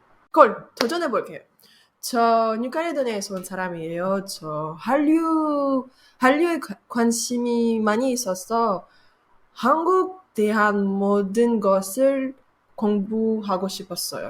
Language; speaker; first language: Korean; non-native, learner; French